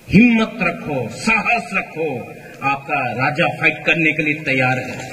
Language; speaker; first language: Hindi; non-native, local second language; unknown